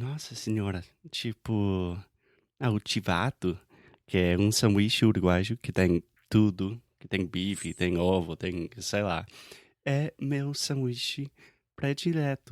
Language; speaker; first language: Portuguese; non-native, fluent; English